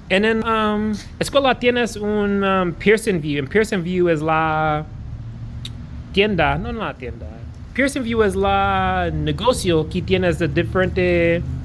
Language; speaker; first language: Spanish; non-native, learner; English